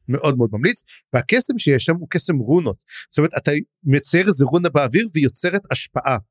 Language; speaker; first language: Hebrew; native; Hebrew